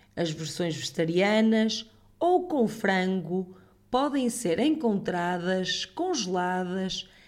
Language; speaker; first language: Portuguese; native; Portuguese